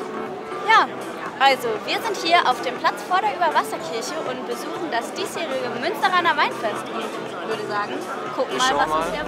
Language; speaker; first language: German; native; German